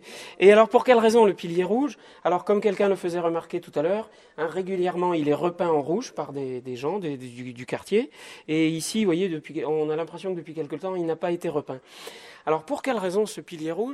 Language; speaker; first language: French; native; French